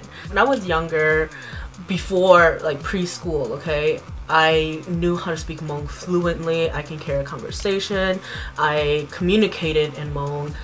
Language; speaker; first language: English; early bilingual, other home language; Hmong